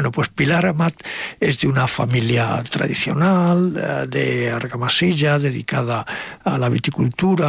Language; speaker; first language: Spanish; native; Spanish